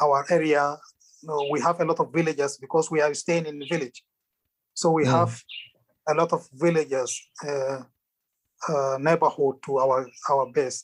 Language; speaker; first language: English; non-native, fluent; Arabic